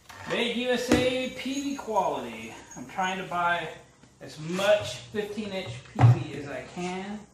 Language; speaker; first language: English; native; English